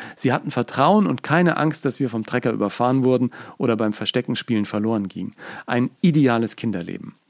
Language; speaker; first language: German; native; German